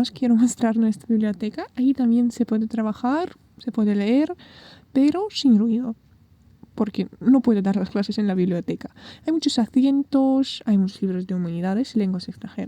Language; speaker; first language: Spanish; non-native, fluent; Russian